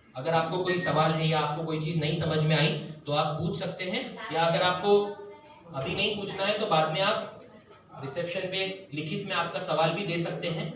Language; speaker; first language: Hindi; non-native, local second language; Marathi